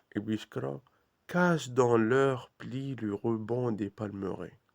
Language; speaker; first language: French; non-native, local second language; Arabic